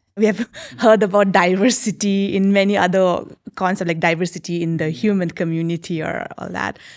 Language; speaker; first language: English; non-native, local second language; Nepali